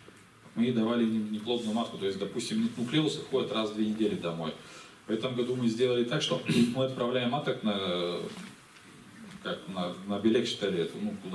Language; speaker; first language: Russian; native; Russian